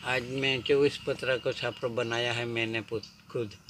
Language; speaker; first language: Hindi; non-native, local second language; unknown